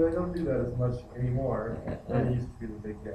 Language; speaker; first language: English; native; English